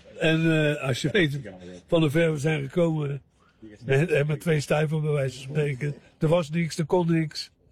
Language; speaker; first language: Dutch; native; Dutch